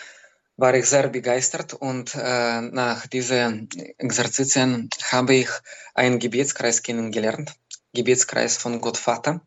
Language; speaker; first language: German; non-native, learner; Belarusian